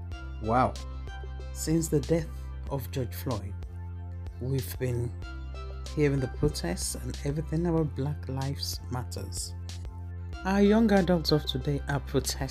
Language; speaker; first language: English; non-native, local second language; Yoruba